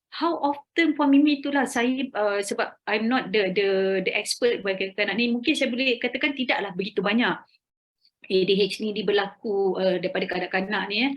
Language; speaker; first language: Malay; native; Malay